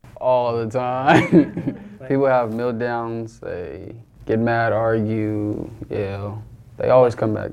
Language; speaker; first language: English; native; English